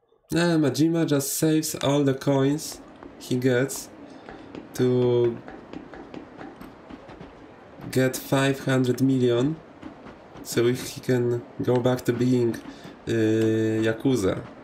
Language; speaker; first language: English; non-native, fluent; Polish